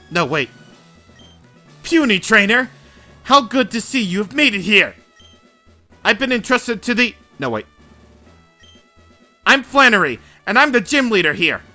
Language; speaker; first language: English; native; English